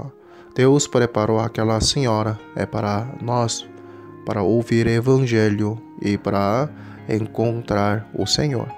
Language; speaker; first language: Portuguese; non-native, fluent; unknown